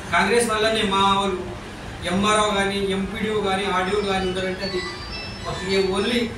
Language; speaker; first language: Telugu; non-native, local second language; Lambadi